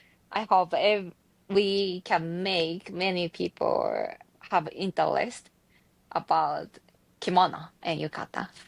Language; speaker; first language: English; non-native, learner; Japanese